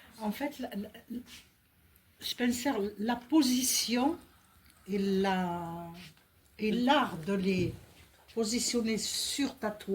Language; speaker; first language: French; native; French